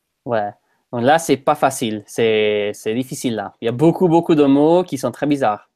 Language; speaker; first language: French; non-native, fluent; English